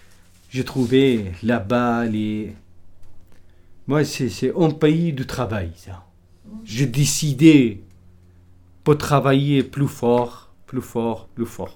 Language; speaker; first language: French; non-native, learner; Kurdish